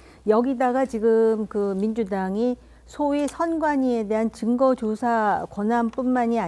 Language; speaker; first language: Korean; native; Korean